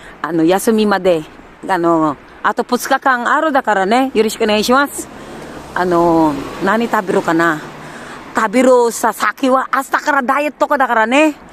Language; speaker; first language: Japanese; non-native, learner; Filipino